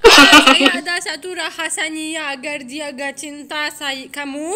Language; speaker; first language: Indonesian; non-native, learner; Russian